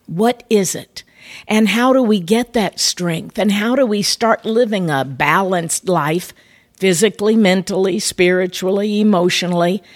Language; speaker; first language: English; native; English